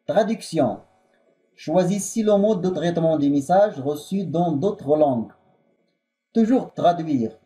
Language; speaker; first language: French; non-native, local second language; Arabic